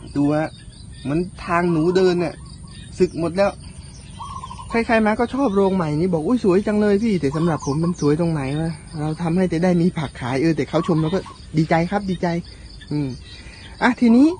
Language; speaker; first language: Thai; native; Thai